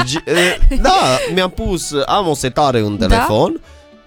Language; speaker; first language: Romanian; native; Romanian